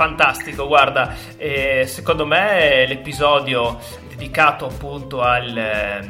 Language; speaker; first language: Italian; native; Italian